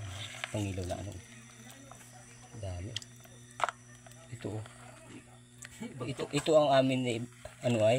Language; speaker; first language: Filipino; native; Filipino